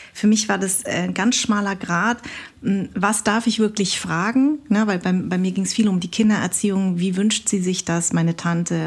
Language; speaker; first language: German; early bilingual, other home language; Vietnamese